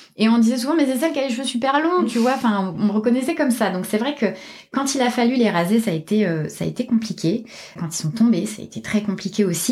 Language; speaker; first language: French; native; French